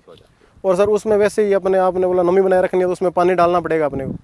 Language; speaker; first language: Hindi; native; Hindi